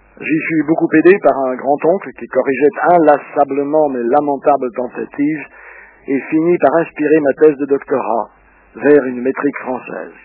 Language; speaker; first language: French; early bilingual, other home language; Russian